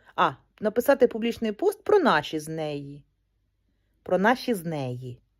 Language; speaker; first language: Ukrainian; non-native, local second language; Russian